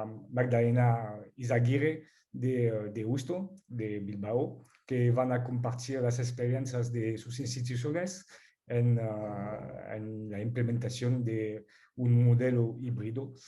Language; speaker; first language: Spanish; non-native, fluent; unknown